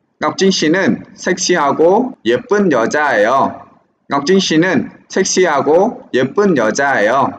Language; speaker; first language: Korean; non-native, fluent; Vietnamese